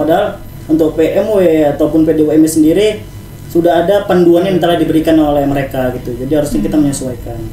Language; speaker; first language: Indonesian; native; Indonesian